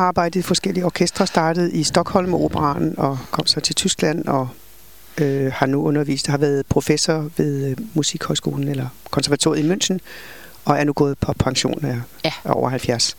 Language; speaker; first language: Danish; native; Danish